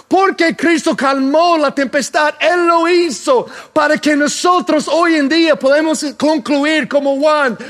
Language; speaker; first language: Spanish; non-native, fluent; English